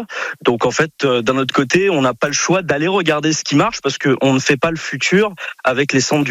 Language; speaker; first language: French; native; French